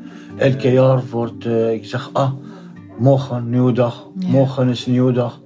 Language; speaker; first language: Dutch; non-native, learner; Arabic